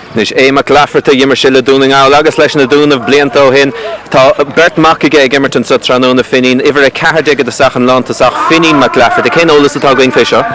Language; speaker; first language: Irish; native; Irish